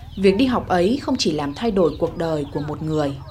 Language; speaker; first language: Vietnamese; native; Vietnamese